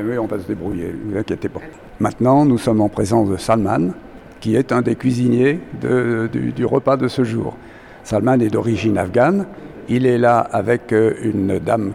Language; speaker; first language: French; native; French